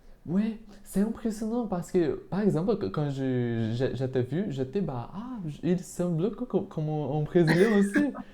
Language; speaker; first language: French; non-native, fluent; Portuguese